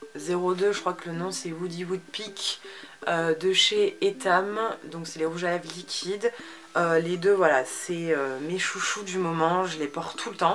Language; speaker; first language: French; native; French